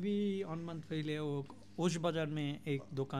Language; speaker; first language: Hindi; non-native, learner; Bangla